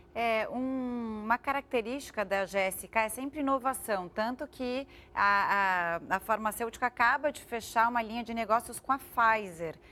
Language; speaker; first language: Portuguese; native; Portuguese